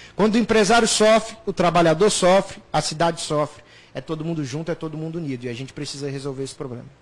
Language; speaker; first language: Portuguese; native; Portuguese